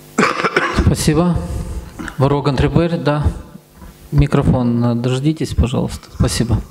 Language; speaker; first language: Russian; non-native, local second language; Romanian